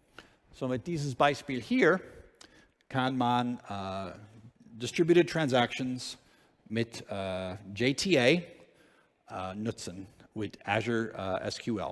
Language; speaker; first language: German; non-native, learner; English